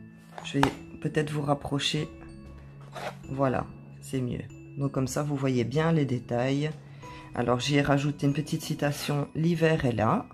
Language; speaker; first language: French; native; French